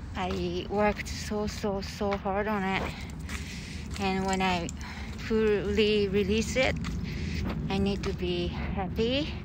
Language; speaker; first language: English; non-native, fluent; Japanese